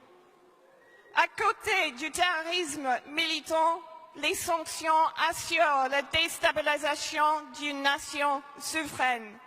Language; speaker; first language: French; non-native, fluent; English